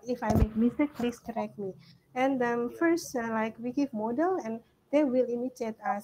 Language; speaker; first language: English; non-native, learner; Indonesian